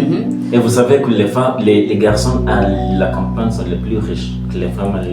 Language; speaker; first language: French; non-native, learner; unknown